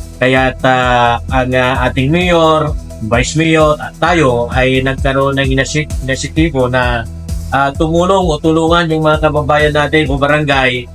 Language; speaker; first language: Filipino; non-native, local second language; Pangasinan